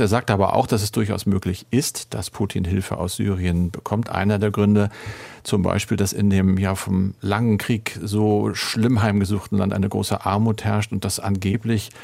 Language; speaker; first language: German; native; German